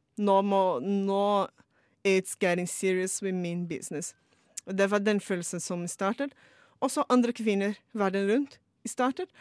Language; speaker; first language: Norwegian; non-native, fluent; Portuguese